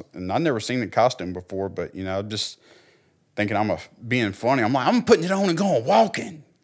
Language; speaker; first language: English; native; English